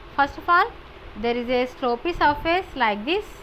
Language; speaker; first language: English; non-native, local second language; Telugu